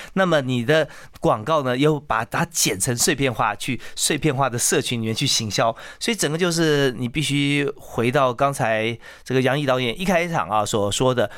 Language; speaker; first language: Chinese; native; Chinese